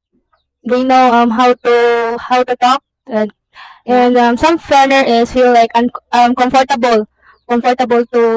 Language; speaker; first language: English; non-native, learner; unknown